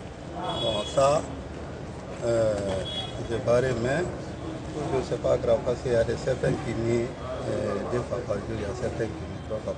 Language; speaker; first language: French; non-native, learner; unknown